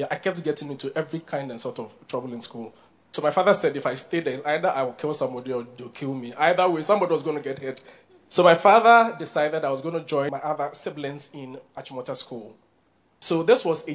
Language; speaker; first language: English; non-native, local second language; Akan